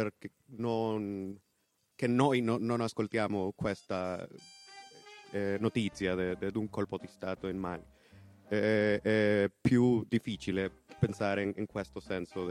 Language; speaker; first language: Italian; non-native, learner; Spanish